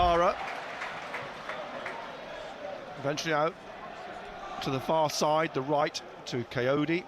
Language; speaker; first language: English; native; English